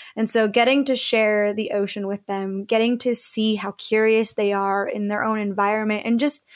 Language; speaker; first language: English; early bilingual, other home language; Spanish